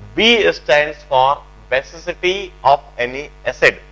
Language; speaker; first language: English; non-native, local second language; Hindi